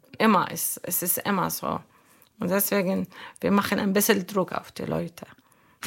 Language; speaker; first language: German; non-native, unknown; Arabic